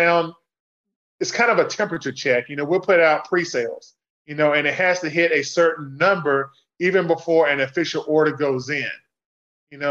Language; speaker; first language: English; native; English